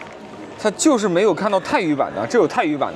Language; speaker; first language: Chinese; native; Chinese